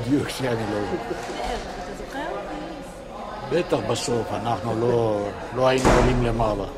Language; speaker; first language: Hebrew; non-native, local second language; Yiddish